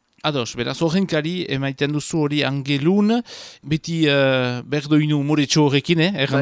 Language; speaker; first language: Basque; native; Basque